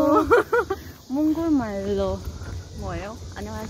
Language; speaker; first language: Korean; non-native, learner; Mongolian